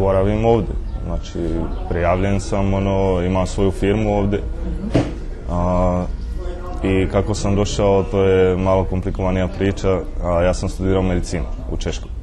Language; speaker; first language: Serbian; non-native, fluent; Czech